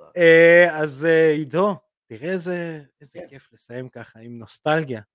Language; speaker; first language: Hebrew; early bilingual, other home language; Russian